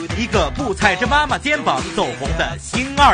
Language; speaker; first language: Chinese; native; Chinese